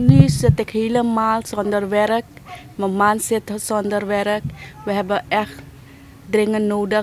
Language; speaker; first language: Dutch; non-native, local second language; Caribbean Hindustani